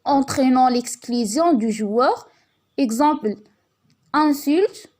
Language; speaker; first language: French; non-native, local second language; Arabic